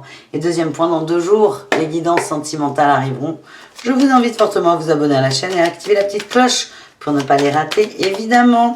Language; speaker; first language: French; native; French